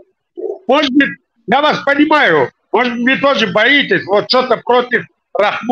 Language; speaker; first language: Russian; non-native, local second language; Tajik